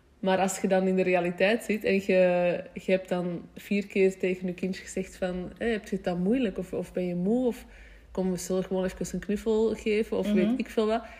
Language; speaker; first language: Dutch; native; Dutch